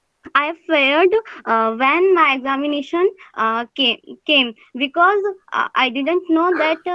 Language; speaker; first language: English; non-native, learner; Hindi